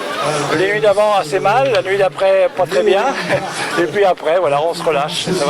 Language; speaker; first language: French; native; French